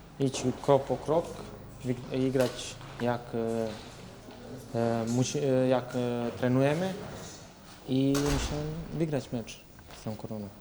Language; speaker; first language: Polish; non-native, learner; Serbian